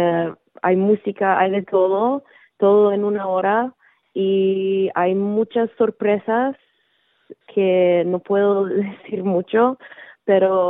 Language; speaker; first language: Spanish; early bilingual, heritage; Spanish